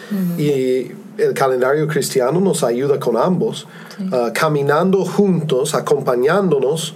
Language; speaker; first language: Spanish; non-native, fluent; English